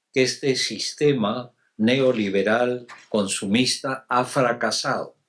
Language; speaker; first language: Spanish; native; Spanish